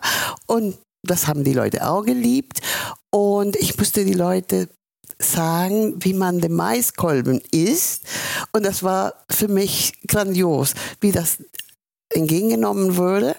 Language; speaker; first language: German; non-native, fluent; Spanish